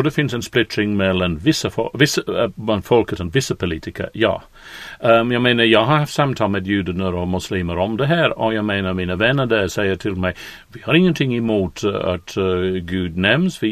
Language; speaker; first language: Swedish; non-native, fluent; English